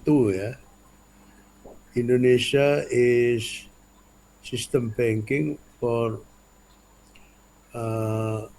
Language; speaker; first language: English; non-native, learner; Indonesian